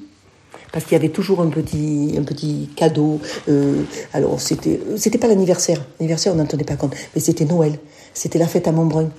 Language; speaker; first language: French; native; French